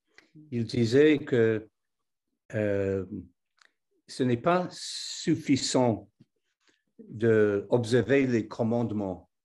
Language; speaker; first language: French; non-native, fluent; English